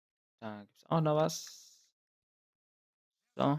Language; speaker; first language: German; native; German